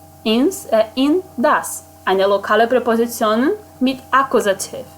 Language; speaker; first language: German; non-native, fluent; Portuguese